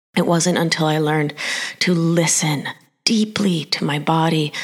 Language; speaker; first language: English; early bilingual, other home language; Spanish